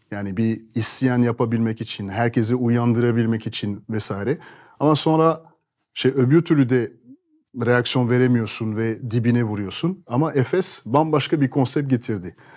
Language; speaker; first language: Turkish; non-native, fluent; French